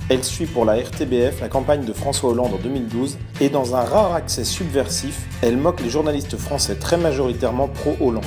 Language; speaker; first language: French; native; French